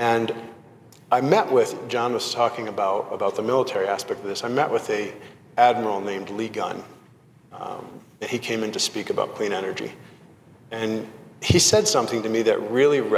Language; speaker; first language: English; native; English